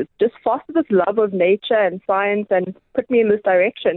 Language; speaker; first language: English; native; English